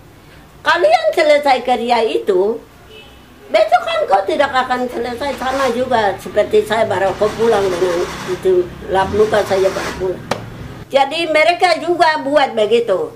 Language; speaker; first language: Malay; non-native, local second language; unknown